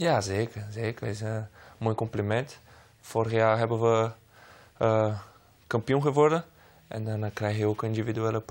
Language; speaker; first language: Dutch; non-native, learner; Portuguese